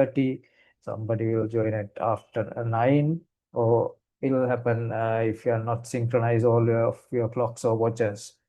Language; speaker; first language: English; non-native, fluent; Sinhala